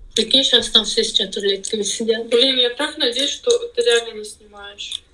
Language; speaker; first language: Russian; native; Russian